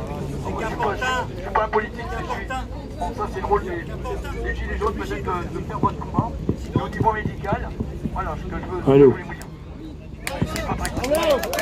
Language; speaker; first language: French; native; French